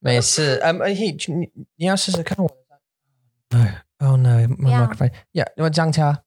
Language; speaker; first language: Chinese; non-native, learner; English